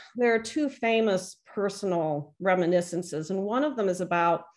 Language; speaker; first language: English; native; English